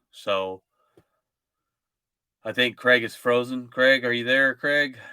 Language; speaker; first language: English; native; English